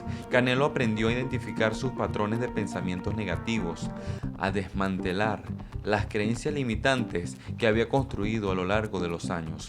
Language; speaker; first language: Spanish; native; Spanish